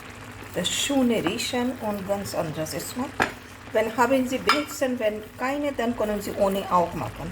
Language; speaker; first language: German; non-native, learner; Hindi